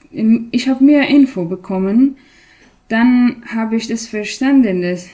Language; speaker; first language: German; non-native, learner; Persian